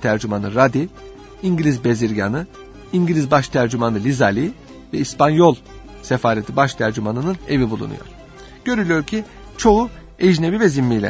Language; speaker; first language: Turkish; native; Turkish